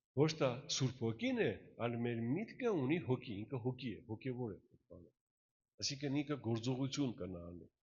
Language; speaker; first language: Armenian; early bilingual, heritage; Russian